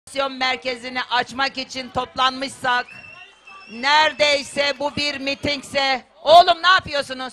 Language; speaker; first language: Turkish; native; Turkish